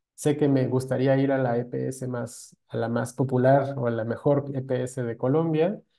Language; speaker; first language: Spanish; native; Spanish